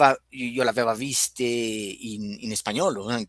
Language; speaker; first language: Italian; non-native, fluent; Spanish